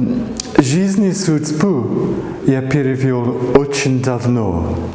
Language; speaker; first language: Russian; non-native, fluent; English